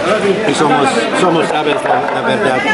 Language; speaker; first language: Spanish; non-native, learner; English